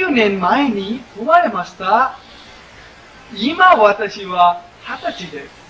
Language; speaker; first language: Japanese; non-native, learner; Bangla